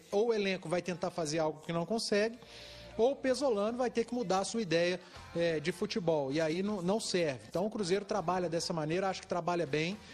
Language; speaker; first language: Portuguese; native; Portuguese